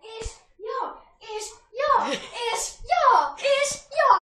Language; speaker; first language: Hungarian; early bilingual, heritage; Hungarian